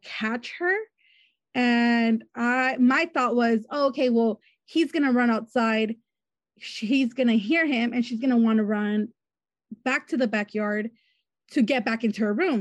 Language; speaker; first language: English; native; English